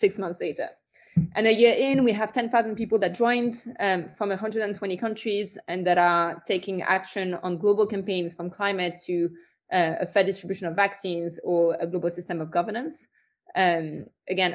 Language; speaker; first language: English; non-native, fluent; French